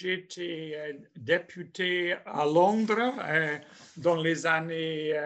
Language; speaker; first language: French; non-native, fluent; English